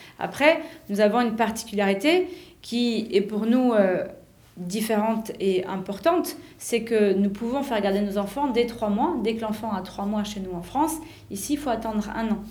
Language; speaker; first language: French; native; French